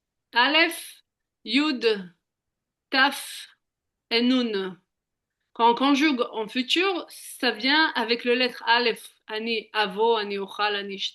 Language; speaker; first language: French; native; French